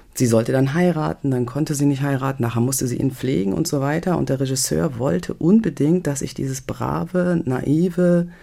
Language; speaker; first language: German; native; German